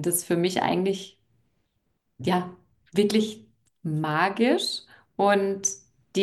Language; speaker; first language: German; native; German